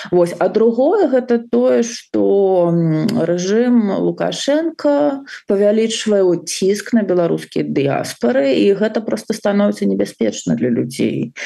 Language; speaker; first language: Belarusian; non-native, local second language; Russian